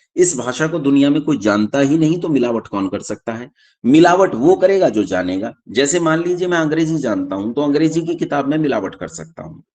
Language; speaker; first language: Hindi; native; Hindi